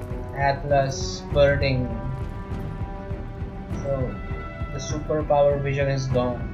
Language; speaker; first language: English; non-native, learner; Hindi